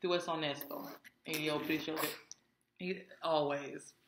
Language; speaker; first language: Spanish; non-native, learner; English